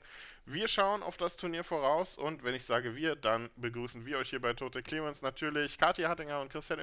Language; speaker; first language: German; native; German